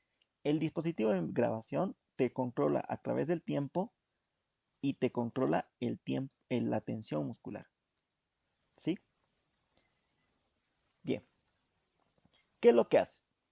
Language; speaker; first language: Spanish; native; Spanish